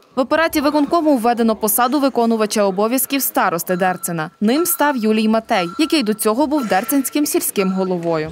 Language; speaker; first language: Ukrainian; native; Ukrainian